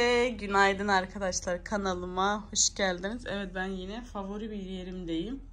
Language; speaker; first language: Turkish; early bilingual, heritage; Turkish